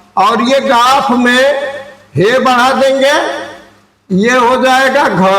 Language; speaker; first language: Hindi; native; Hindi